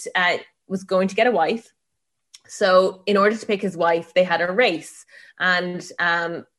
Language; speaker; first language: English; native; English